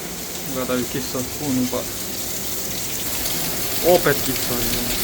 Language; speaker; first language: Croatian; non-native, learner; Nepali